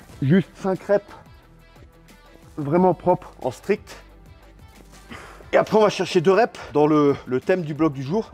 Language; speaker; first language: French; native; French